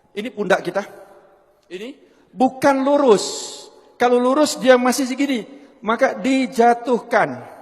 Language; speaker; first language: Indonesian; native; Indonesian